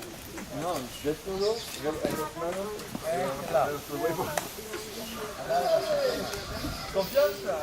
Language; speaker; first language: Spanish; non-native, learner; French